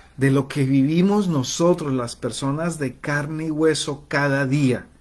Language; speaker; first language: Spanish; native; Spanish